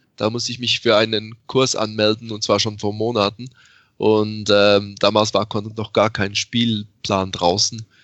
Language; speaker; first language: German; native; German